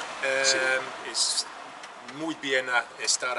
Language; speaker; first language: Spanish; non-native, learner; English